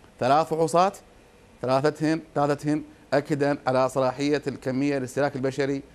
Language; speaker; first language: Arabic; native; Arabic